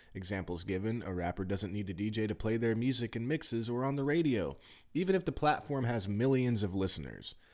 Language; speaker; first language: English; native; English